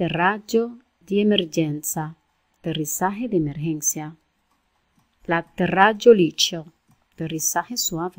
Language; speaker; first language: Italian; non-native, fluent; Spanish